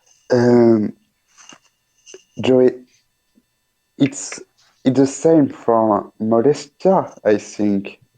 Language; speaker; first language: English; non-native, learner; French